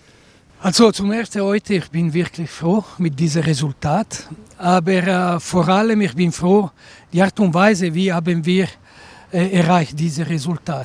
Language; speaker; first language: German; non-native, local second language; Italian